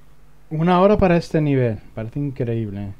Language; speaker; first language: Spanish; native; Spanish